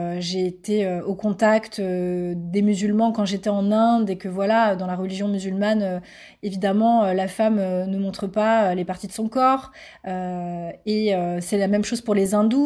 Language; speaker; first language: French; native; French